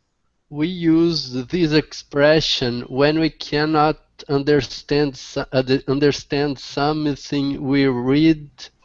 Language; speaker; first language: English; non-native, learner; Portuguese